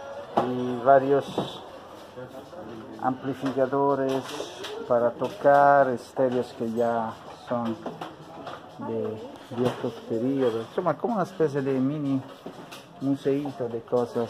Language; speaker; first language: Spanish; non-native, fluent; Italian